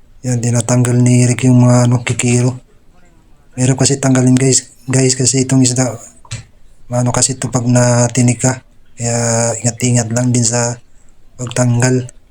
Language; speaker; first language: Filipino; non-native, local second language; Waray